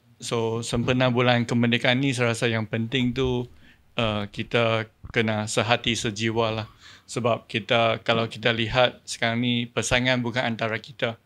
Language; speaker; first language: Malay; non-native, local second language; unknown